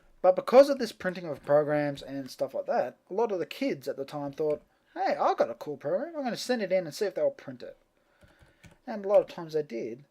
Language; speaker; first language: English; native; English